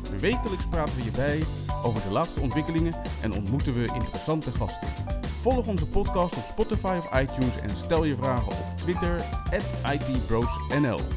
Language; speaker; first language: Dutch; native; Dutch